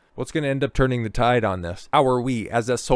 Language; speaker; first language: English; native; English